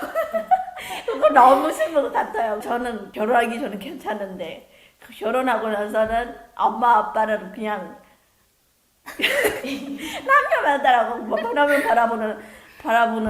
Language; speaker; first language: Korean; non-native, fluent; Khmer